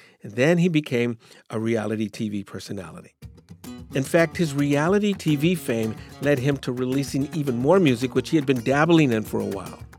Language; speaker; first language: English; native; English